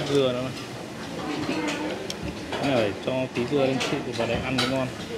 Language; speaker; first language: Vietnamese; native; Vietnamese